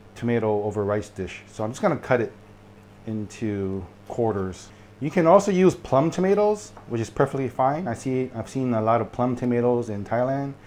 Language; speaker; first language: English; native; English